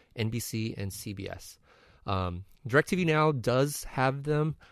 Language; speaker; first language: English; native; English